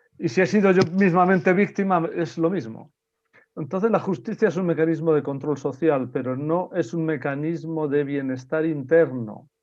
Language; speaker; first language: Spanish; native; Spanish